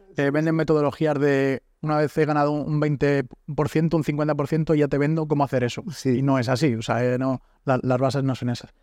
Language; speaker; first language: Spanish; native; Spanish